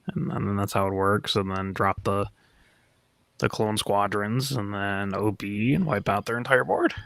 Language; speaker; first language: English; native; English